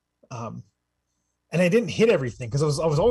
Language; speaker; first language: English; native; English